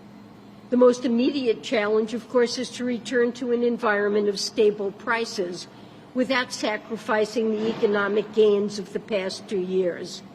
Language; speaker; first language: English; native; English